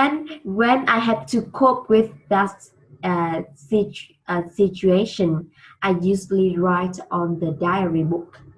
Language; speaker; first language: English; non-native, learner; Vietnamese